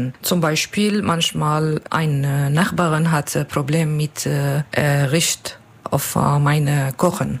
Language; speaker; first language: German; non-native, learner; Kurdish